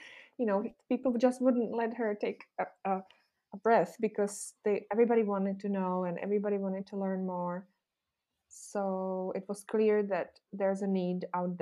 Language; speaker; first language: English; non-native, fluent; Czech